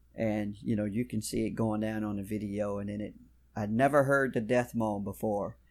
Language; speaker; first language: English; native; English